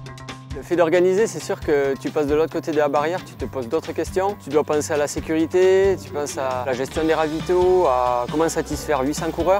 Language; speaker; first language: French; native; French